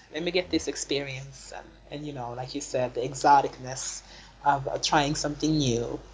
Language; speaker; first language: English; non-native, fluent; Swedish